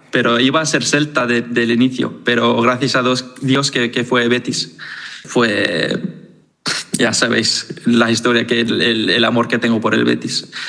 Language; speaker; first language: Spanish; non-native, fluent; Danish